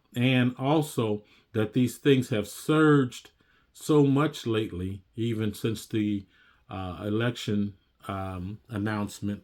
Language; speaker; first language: English; native; English